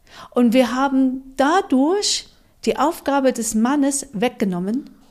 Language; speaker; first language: German; non-native, fluent; English